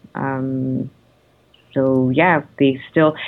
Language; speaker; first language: English; non-native, fluent; Italian